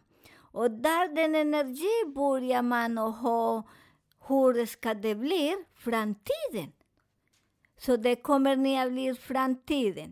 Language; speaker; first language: Swedish; non-native, learner; Spanish